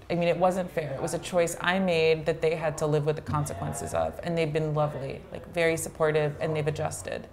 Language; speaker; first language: English; native; English